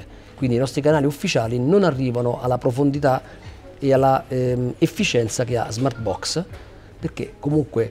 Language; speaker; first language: Italian; native; Italian